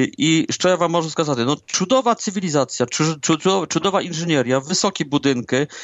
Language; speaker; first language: Ukrainian; early bilingual, heritage; Ukrainian